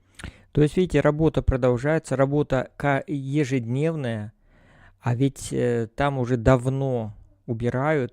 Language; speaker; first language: Russian; native; Russian